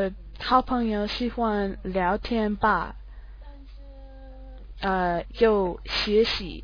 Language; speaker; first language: Chinese; non-native, learner; English